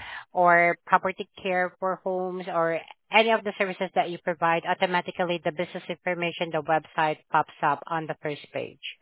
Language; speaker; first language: English; non-native, fluent; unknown